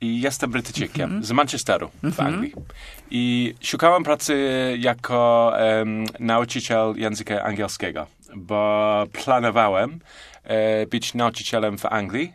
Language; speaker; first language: Polish; non-native, learner; English